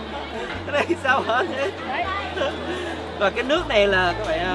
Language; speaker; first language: Vietnamese; early bilingual, heritage; Vietnamese